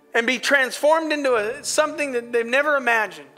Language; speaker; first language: English; native; English